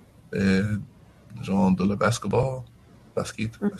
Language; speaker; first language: French; non-native, learner; English